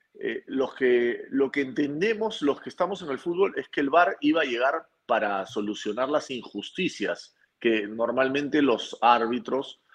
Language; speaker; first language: Spanish; native; Spanish